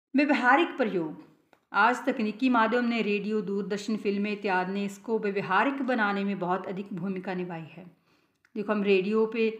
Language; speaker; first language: Hindi; non-native, local second language; Punjabi